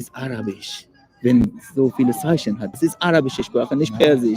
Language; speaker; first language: German; non-native, learner; Persian